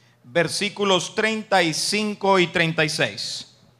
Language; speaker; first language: Spanish; native; Spanish